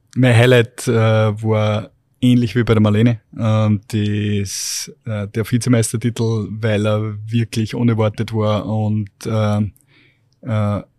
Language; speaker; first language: German; native; German